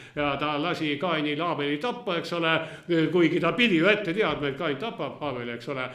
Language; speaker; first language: Estonian; non-native, local second language; Russian